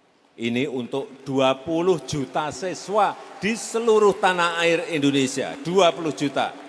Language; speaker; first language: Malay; non-native, local second language; Javanese